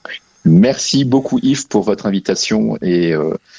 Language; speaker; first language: French; native; French